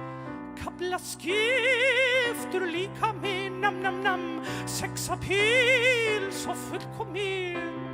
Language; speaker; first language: Icelandic; native; Icelandic